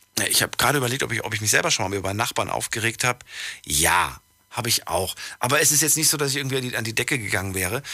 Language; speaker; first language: German; native; German